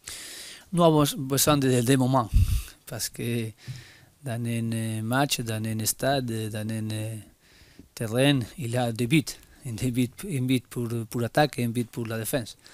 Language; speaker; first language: French; non-native, learner; Spanish